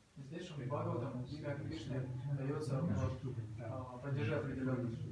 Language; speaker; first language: Russian; native; Russian